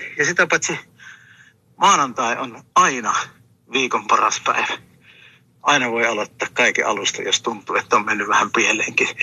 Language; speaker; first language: Finnish; native; Finnish